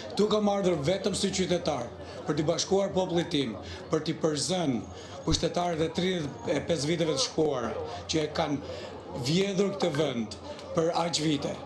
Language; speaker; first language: Albanian; native; Albanian